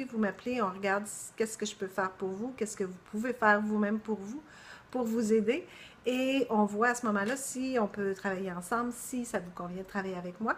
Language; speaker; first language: French; native; French